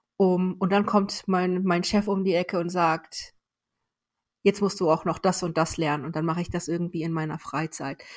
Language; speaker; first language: German; early bilingual, other home language; Persian